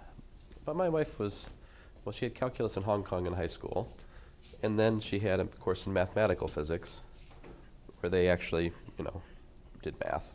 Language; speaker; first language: English; native; English